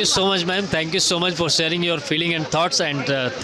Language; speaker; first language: Hindi; native; Hindi